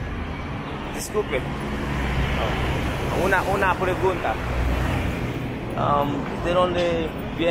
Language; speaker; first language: Spanish; non-native, learner; English